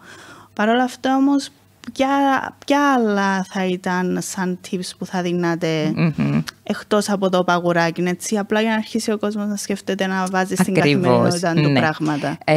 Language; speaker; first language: Greek; native; Greek